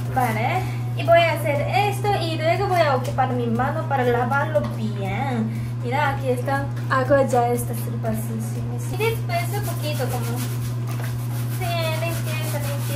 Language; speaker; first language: Spanish; non-native, learner; Japanese